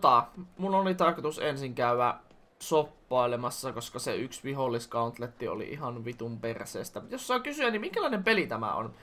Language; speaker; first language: Finnish; native; Finnish